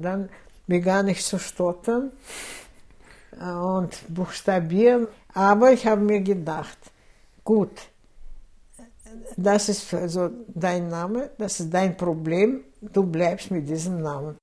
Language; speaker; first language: German; non-native, fluent; Russian